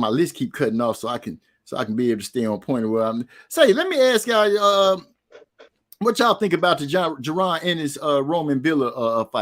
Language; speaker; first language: English; native; English